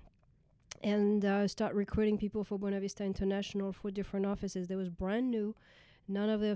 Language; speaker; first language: English; non-native, fluent; French